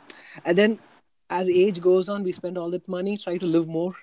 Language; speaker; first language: English; non-native, local second language; Tamil